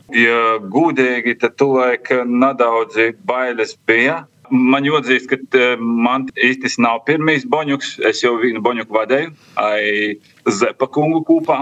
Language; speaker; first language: Latvian; native; Latvian